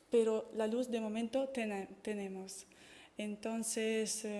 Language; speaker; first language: Spanish; non-native, fluent; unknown